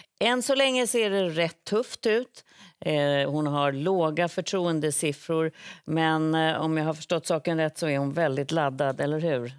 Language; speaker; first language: Swedish; native; Swedish